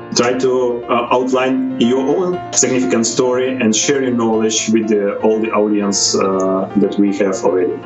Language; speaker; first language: English; non-native, fluent; Ukrainian